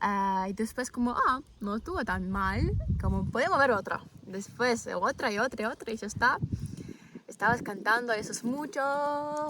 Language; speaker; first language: Spanish; non-native, fluent; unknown